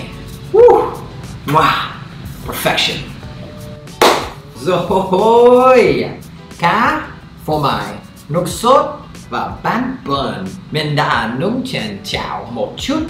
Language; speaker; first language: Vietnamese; non-native, fluent; English